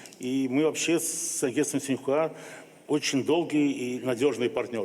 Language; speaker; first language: Russian; native; Russian